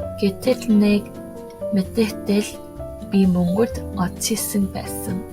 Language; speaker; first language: Mongolian; non-native, learner; Korean